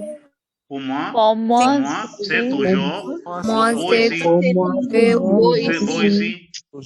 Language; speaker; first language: French; non-native, fluent; Urdu